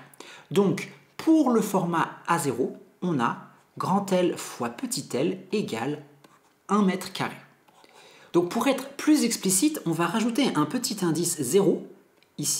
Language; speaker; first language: French; native; French